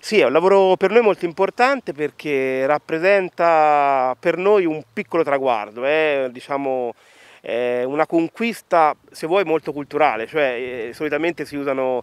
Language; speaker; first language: Italian; native; Italian